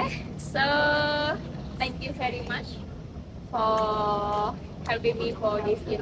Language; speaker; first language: English; non-native, learner; Indonesian